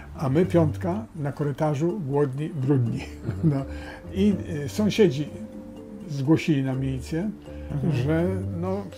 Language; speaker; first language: Polish; native; Polish